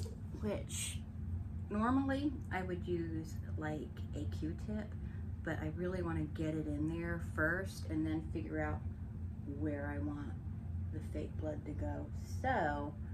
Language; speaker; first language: English; native; English